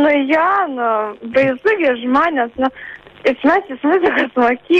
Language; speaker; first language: Lithuanian; native; Lithuanian